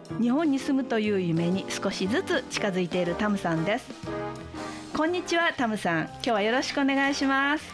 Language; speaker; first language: Japanese; native; Japanese